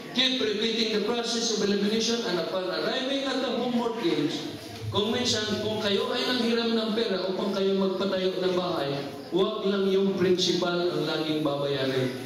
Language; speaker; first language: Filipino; non-native, local second language; Cebuano